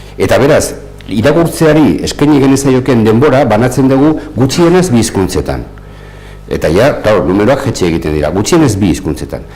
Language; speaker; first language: Basque; native; Basque